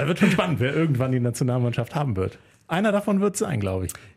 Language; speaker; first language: German; native; German